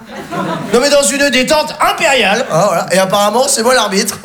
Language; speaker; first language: French; native; French